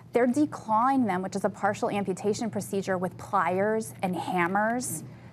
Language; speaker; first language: English; native; English